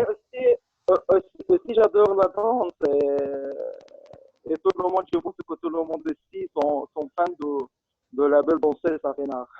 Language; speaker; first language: French; non-native, learner; Arabic